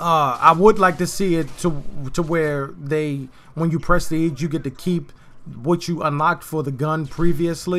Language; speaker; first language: English; native; English